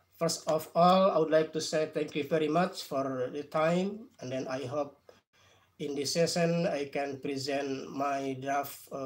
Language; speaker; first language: English; non-native, fluent; Indonesian